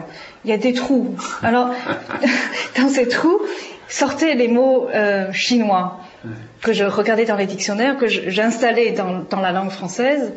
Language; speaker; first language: French; non-native, fluent; Chinese